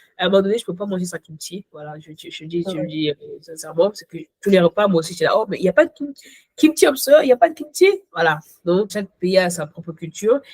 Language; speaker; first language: French; early bilingual, other home language; Ghomala